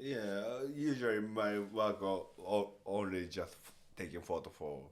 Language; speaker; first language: English; non-native, learner; Japanese